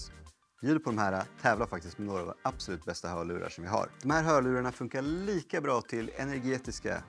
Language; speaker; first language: Swedish; native; Swedish